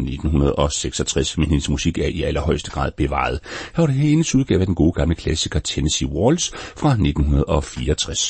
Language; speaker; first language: Danish; native; Danish